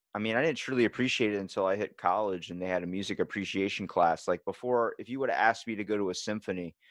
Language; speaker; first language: English; native; English